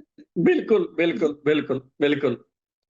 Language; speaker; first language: Hindi; native; Hindi